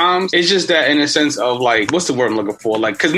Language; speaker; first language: English; native; English